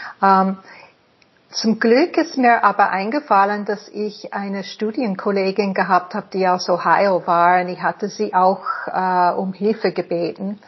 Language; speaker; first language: German; non-native, fluent; English